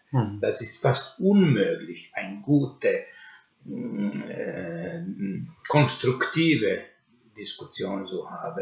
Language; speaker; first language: German; non-native, learner; Finnish